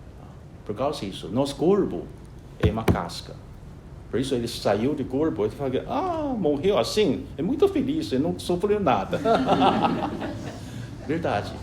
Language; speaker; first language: Portuguese; non-native, fluent; Chinese